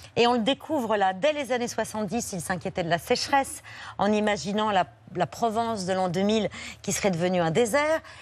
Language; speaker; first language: French; native; French